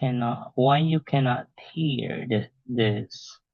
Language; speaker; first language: English; non-native, fluent; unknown